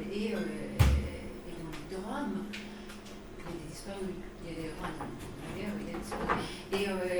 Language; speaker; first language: French; non-native, fluent; Japanese